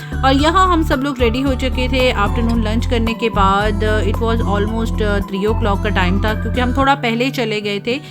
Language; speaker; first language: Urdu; native; Urdu